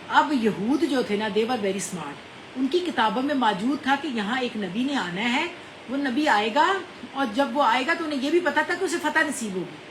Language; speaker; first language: Urdu; non-native, local second language; Punjabi